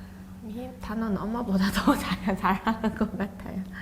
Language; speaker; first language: Korean; non-native, fluent; Chinese